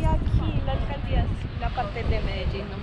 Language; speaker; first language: Spanish; native; Spanish